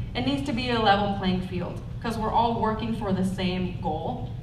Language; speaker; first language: English; non-native, fluent; Spanish